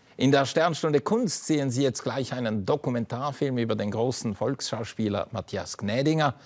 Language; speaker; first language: German; native; German